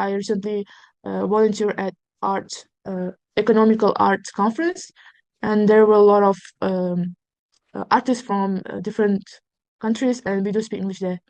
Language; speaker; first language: English; non-native, fluent; Uzbek